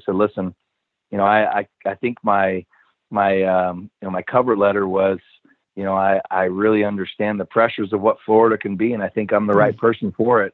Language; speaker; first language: English; native; English